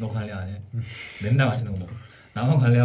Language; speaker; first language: Korean; non-native, fluent; Chinese